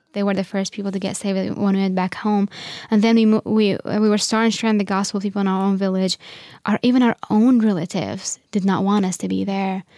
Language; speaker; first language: English; non-native, fluent; Arabic